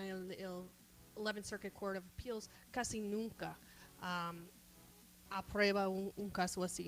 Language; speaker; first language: Spanish; non-native, fluent; English